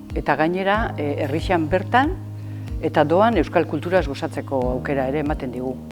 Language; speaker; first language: Basque; native; Basque